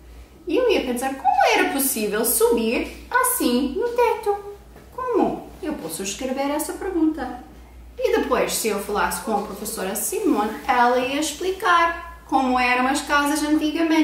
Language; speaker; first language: Portuguese; non-native, fluent; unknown